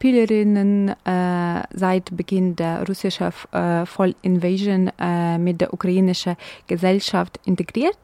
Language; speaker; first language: German; non-native, fluent; Ukrainian